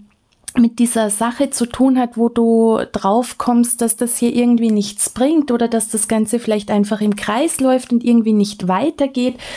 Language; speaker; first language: German; native; German